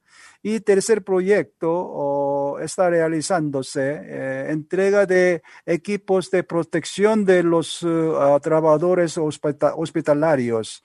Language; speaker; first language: Spanish; non-native, learner; Korean